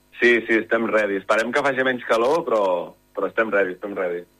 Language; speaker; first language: Catalan; native; Catalan